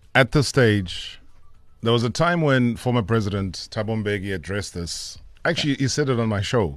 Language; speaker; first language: English; non-native, local second language; Zulu